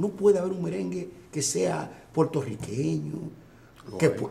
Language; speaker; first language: Spanish; native; Spanish